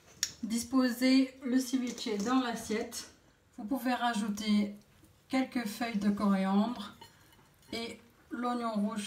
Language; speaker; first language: French; native; French